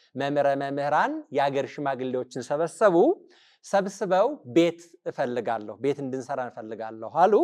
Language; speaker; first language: Amharic; native; Amharic